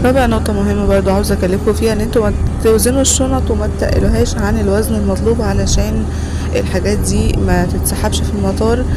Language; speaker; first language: Arabic; native; Arabic